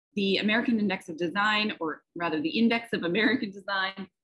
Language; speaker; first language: English; native; English